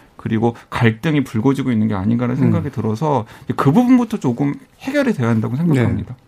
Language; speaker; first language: Korean; native; Korean